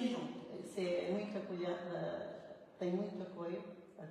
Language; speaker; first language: Portuguese; early bilingual, heritage; French